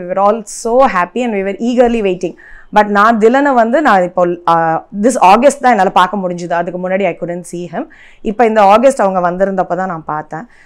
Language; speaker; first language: Tamil; native; Tamil